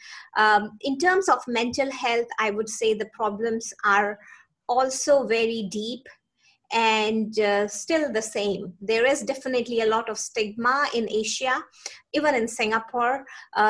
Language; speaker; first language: English; non-native, local second language; Hindi